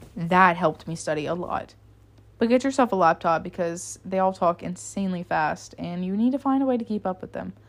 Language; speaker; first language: English; native; English